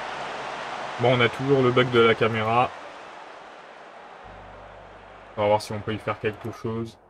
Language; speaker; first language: French; native; French